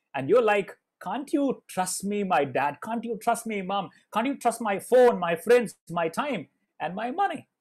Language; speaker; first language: English; non-native, local second language; Malayalam